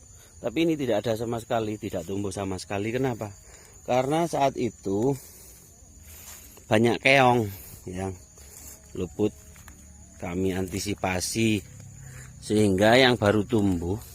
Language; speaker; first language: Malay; non-native, local second language; Javanese